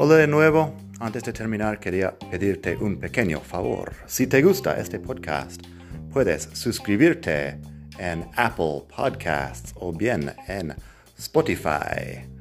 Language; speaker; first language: Spanish; non-native, fluent; English